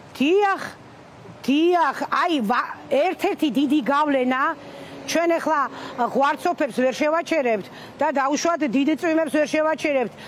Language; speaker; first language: Georgian; native; Georgian